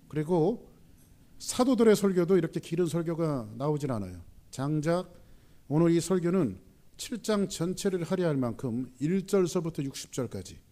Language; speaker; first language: Korean; native; Korean